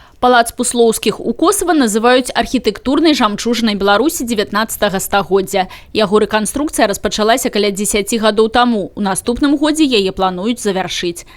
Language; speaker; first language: Belarusian; native; Belarusian